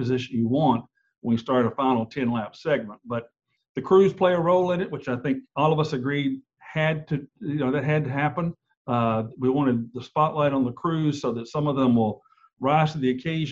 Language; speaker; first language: English; native; English